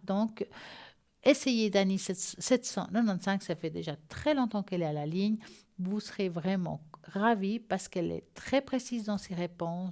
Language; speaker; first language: French; native; French